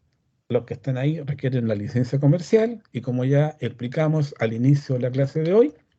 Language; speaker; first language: Spanish; native; Spanish